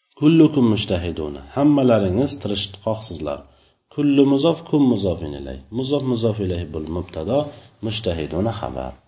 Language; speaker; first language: Arabic; non-native, fluent; Uzbek